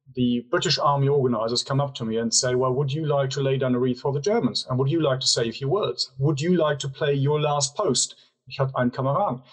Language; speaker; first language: English; non-native, fluent; German